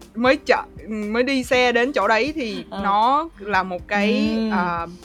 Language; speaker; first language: Vietnamese; native; Vietnamese